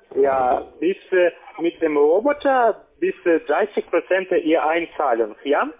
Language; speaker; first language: German; non-native, learner; Polish